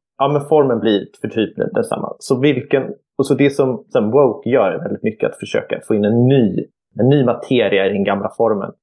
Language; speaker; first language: Swedish; native; Swedish